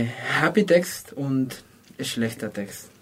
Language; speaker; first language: German; non-native, learner; Spanish